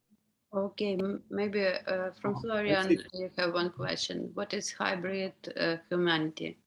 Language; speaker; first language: English; non-native, learner; Ukrainian